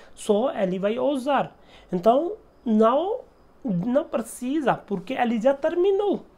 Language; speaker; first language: Portuguese; non-native, learner; Hindi